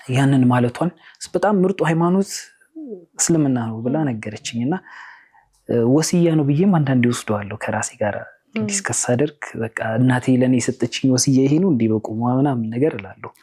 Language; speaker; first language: Amharic; native; Amharic